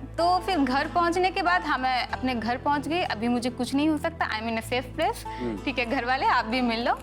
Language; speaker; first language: Hindi; non-native, local second language; Bangla